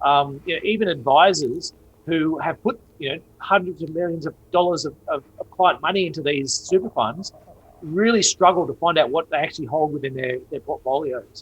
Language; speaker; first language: English; native; English